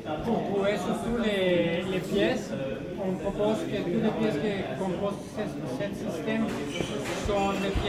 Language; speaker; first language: French; non-native, fluent; Spanish